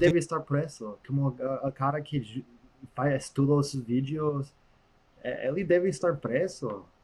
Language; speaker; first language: Portuguese; non-native, fluent; English